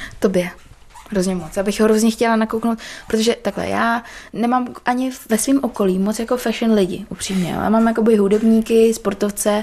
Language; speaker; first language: Czech; early bilingual, other home language; Vietnamese